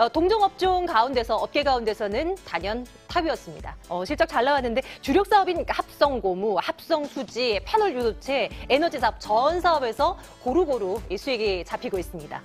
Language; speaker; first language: Korean; native; Korean